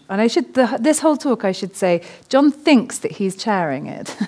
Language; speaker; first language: English; native; English